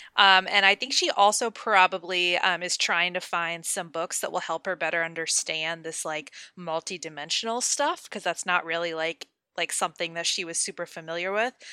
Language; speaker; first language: English; native; English